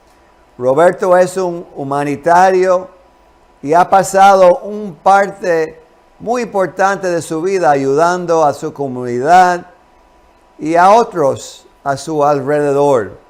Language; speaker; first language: Spanish; non-native, fluent; English